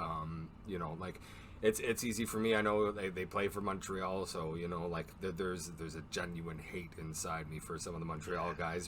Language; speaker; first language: English; native; English